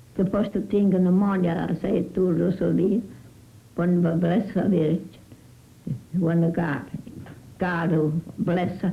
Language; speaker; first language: English; non-native, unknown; Italian